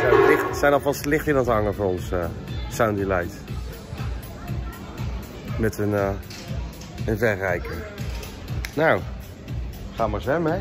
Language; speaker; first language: Dutch; native; Dutch